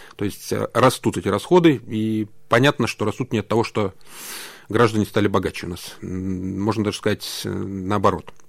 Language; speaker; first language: Russian; native; Russian